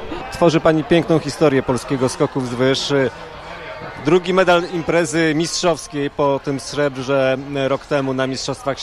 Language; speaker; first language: Polish; native; Polish